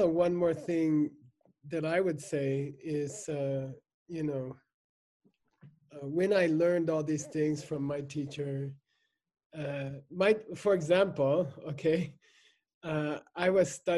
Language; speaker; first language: English; native; English